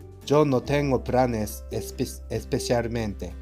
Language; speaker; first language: Spanish; non-native, learner; Japanese